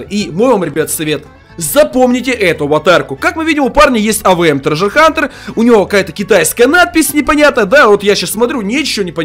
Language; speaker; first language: Russian; native; Russian